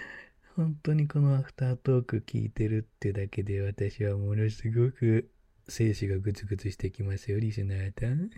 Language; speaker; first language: Japanese; native; Japanese